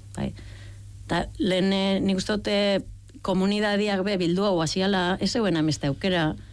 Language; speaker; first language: Basque; native; Basque